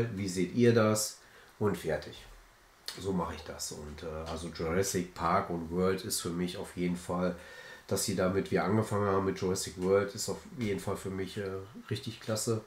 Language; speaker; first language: German; native; German